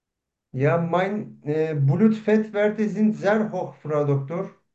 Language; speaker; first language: German; non-native, learner; Turkish